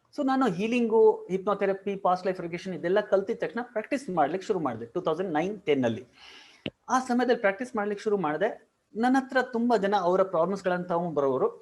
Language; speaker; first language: Kannada; non-native, local second language; Marwari